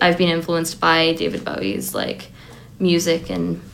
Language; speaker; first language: English; native; English